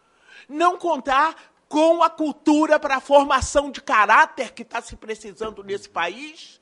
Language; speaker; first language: Portuguese; native; Portuguese